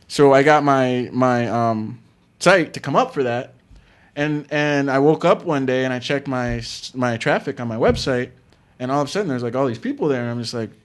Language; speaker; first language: English; native; English